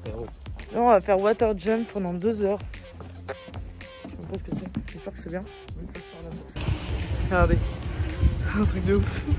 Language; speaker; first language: French; native; French